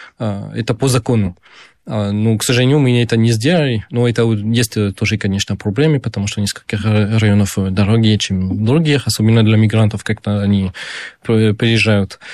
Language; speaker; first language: Russian; non-native, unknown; French